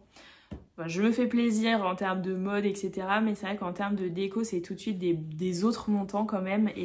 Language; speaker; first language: French; native; French